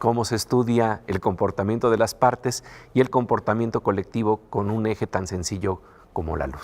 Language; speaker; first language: Spanish; native; Spanish